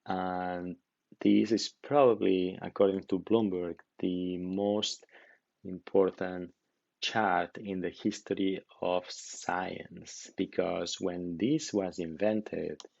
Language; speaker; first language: English; non-native, fluent; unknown